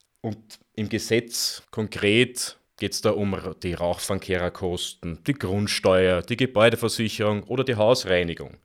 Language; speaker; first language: German; native; German